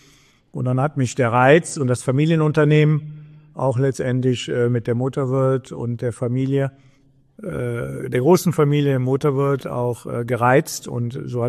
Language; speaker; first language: German; native; German